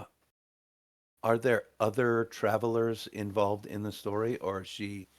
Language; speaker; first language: English; native; English